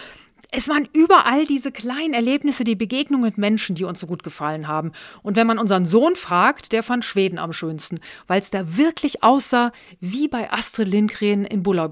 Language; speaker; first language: German; native; German